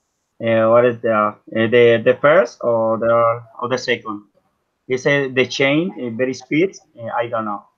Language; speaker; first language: English; non-native, learner; Spanish